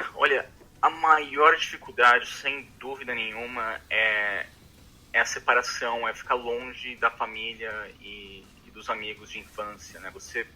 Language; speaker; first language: Portuguese; native; Portuguese